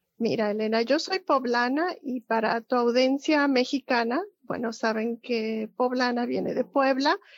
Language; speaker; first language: Spanish; native; Spanish